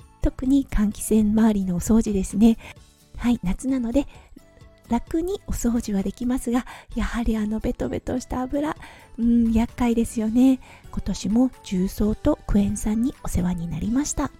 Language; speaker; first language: Japanese; native; Japanese